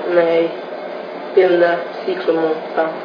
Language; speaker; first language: French; non-native, learner; English